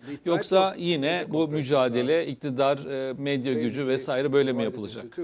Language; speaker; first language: Turkish; native; Turkish